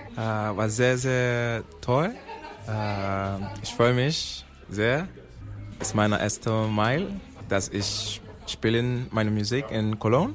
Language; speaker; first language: German; non-native, learner; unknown